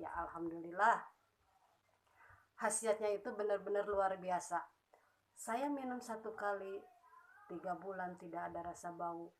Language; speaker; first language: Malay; non-native, local second language; Sundanese